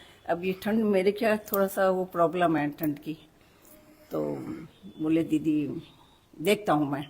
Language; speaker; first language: Hindi; native; Hindi